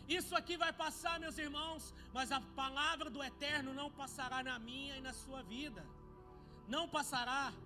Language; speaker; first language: Portuguese; native; Portuguese